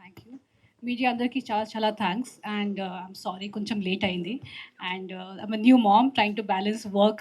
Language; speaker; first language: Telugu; non-native, local second language; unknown